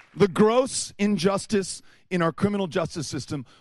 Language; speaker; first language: English; native; English